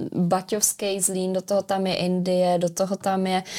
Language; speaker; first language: Czech; native; Czech